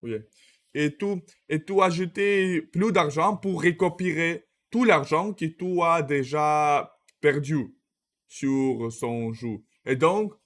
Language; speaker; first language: French; non-native, learner; Russian